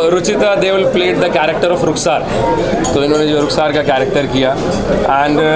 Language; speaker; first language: Hindi; native; Hindi